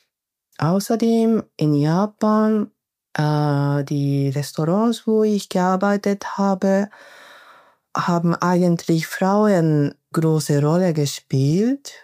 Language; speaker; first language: German; non-native, learner; Japanese